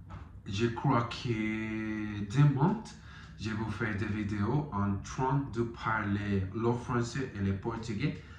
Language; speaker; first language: French; non-native, learner; Spanish